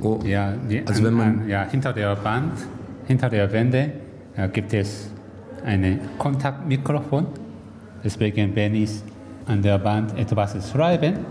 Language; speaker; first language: German; non-native, learner; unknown